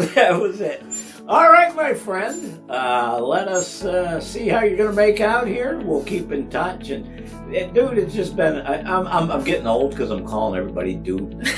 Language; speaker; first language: English; native; English